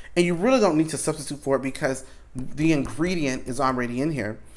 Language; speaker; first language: English; native; English